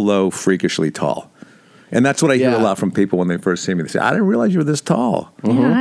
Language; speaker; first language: English; native; English